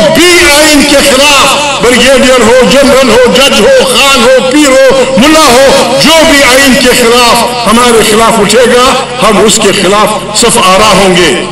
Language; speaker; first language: Urdu; non-native, local second language; Pashto